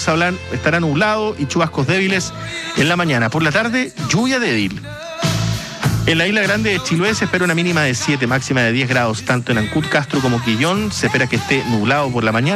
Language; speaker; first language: Spanish; native; Spanish